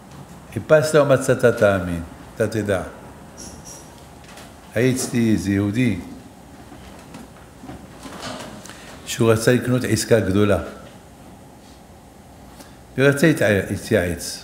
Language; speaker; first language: Hebrew; non-native, fluent; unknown